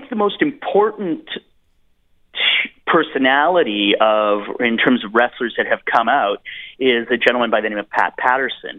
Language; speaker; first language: English; native; English